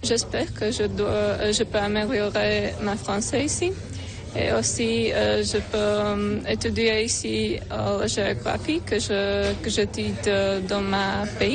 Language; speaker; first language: French; non-native, learner; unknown